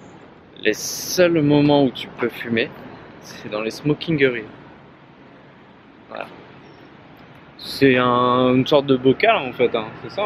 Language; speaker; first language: French; native; French